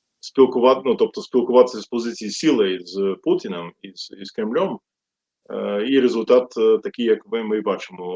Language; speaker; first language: Ukrainian; non-native, fluent; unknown